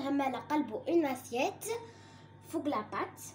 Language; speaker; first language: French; non-native, local second language; Arabic